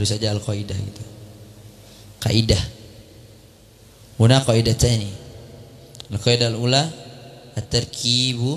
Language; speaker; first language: Arabic; non-native, fluent; Indonesian